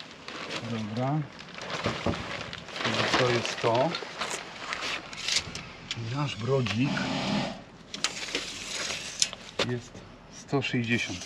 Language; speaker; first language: Polish; native; Polish